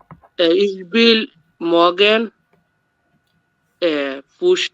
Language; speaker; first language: German; non-native, learner; Bangla